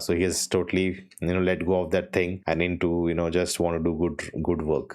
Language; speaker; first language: English; non-native, local second language; Hindi